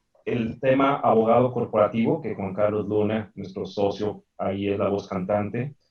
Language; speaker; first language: Spanish; native; Spanish